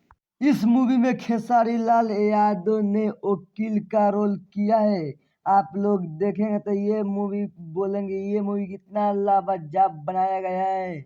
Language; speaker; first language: Hindi; non-native, local second language; Bhojpuri